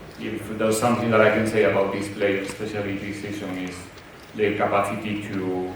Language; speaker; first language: English; non-native, fluent; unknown